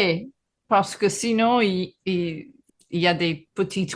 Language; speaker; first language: French; non-native, fluent; English